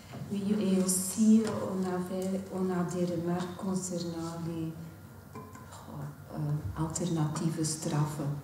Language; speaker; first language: French; non-native, local second language; Dutch